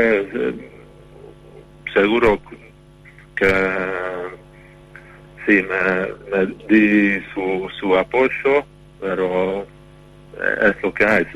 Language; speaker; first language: Spanish; non-native, fluent; Hungarian